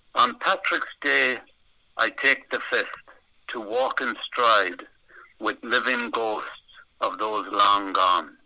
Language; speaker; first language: English; native; English